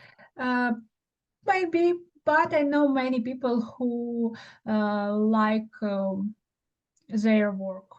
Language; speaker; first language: English; non-native, learner; Ukrainian